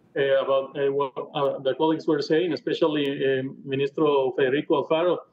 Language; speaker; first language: English; non-native, fluent; Spanish